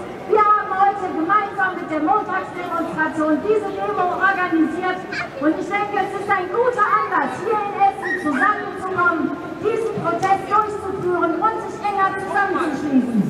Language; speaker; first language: German; native; German